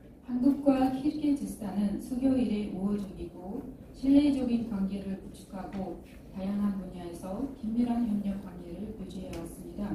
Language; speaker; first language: Korean; non-native, fluent; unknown